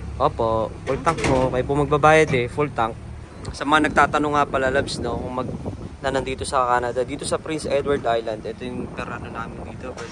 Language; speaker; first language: Filipino; native; Filipino